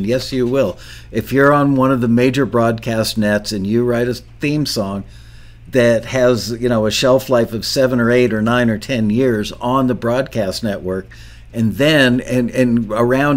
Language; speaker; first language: English; native; English